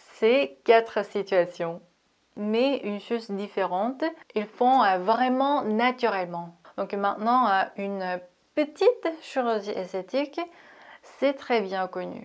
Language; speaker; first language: French; non-native, fluent; Korean